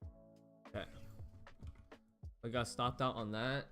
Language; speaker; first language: English; native; English